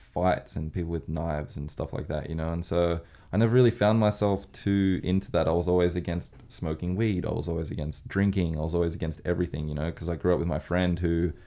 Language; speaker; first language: English; native; English